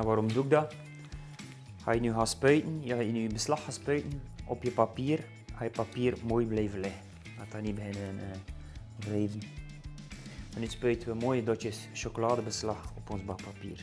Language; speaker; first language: Dutch; native; Dutch